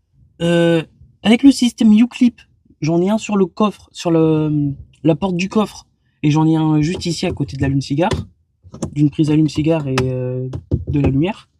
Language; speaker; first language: French; native; French